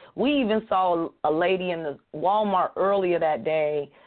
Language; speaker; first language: English; native; English